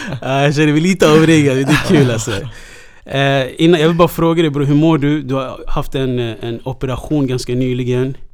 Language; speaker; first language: Swedish; native; Swedish